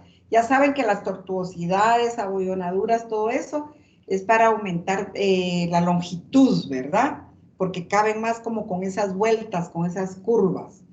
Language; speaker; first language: Spanish; native; Spanish